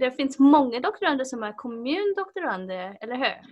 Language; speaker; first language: Swedish; non-native, fluent; English